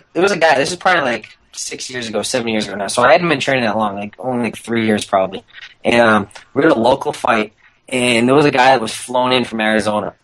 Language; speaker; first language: English; native; English